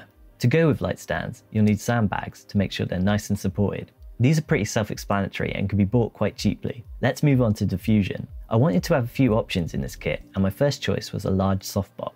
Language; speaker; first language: English; native; English